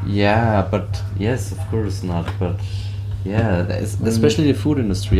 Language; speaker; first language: English; non-native, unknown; German